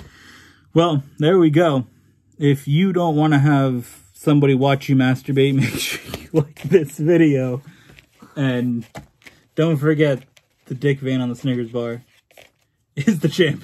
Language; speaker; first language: English; native; English